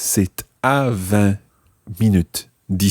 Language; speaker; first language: French; non-native, fluent; English